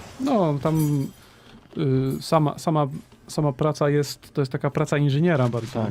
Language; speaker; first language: Polish; native; Polish